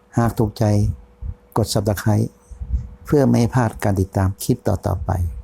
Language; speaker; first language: Thai; native; Thai